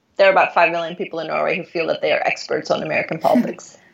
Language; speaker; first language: English; non-native, fluent; Norwegian